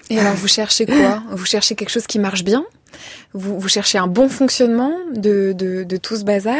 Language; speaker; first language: French; native; French